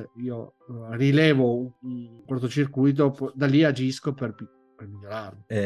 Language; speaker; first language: Italian; native; Italian